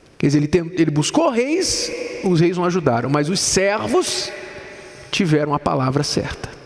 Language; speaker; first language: Portuguese; native; Portuguese